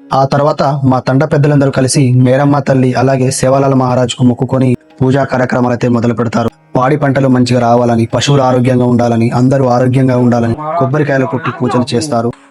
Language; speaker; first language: Telugu; non-native, local second language; Lambadi